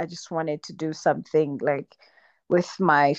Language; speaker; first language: English; non-native, local second language; Kinyarwanda